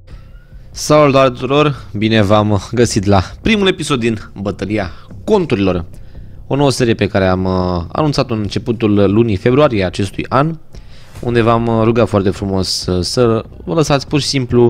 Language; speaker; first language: Romanian; native; Romanian